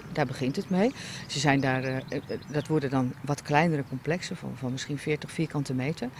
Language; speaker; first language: Dutch; native; Dutch